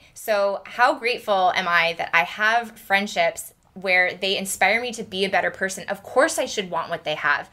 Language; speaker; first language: English; native; English